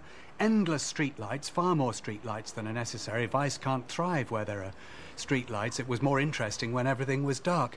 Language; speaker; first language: English; native; English